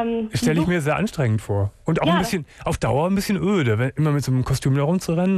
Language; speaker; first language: German; native; German